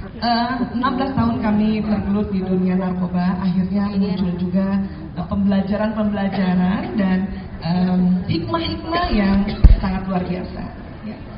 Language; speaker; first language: Indonesian; native; Indonesian